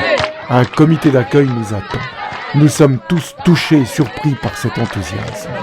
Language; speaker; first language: French; native; French